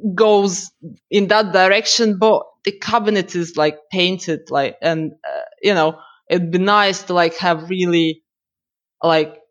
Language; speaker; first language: English; non-native, fluent; Russian